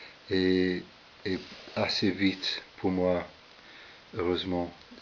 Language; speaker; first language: French; non-native, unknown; English